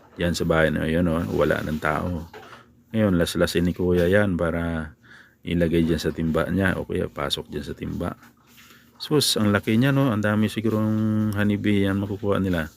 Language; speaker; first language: Filipino; non-native, local second language; Cebuano